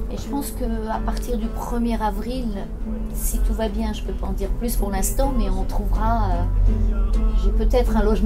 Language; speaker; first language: French; native; French